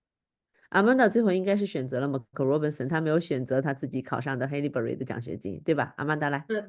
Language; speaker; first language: Chinese; native; Chinese